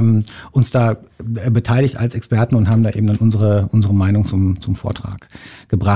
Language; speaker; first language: German; native; German